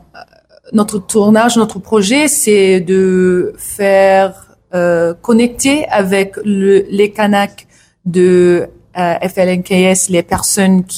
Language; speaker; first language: French; non-native, learner; English